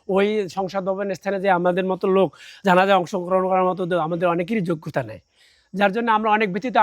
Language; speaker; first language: Bangla; native; Bangla